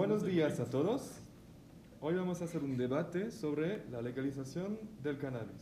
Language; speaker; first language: Spanish; non-native, learner; French